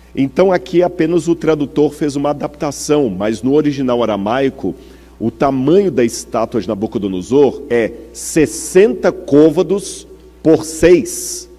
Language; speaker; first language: Portuguese; native; Portuguese